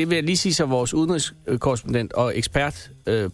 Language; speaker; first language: Danish; native; Danish